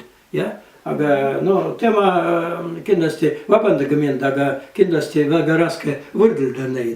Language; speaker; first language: Estonian; non-native, learner; Russian